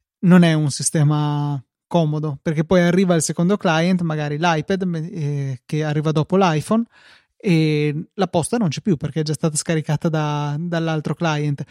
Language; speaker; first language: Italian; native; Italian